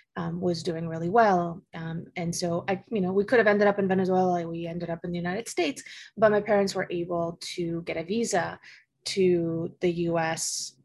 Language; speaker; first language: English; early bilingual, other home language; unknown